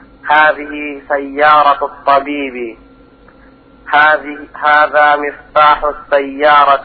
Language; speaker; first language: Arabic; non-native, learner; Indonesian